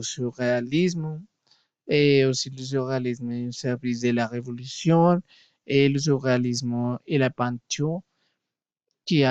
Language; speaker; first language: French; non-native, learner; Spanish